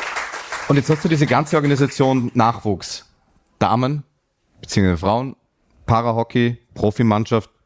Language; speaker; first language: German; native; German